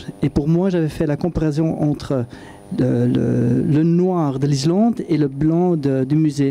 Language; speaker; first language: French; non-native, local second language; Dutch